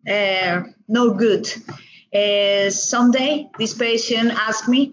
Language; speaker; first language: English; non-native, learner; Spanish